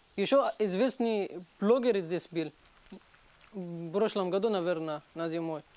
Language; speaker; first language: Russian; non-native, learner; Arabic